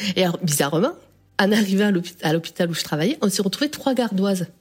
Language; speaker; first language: French; native; French